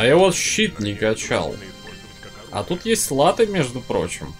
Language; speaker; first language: Russian; native; Russian